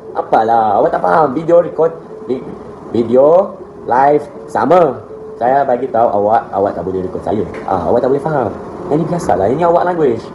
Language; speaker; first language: Malay; non-native, learner; Arabic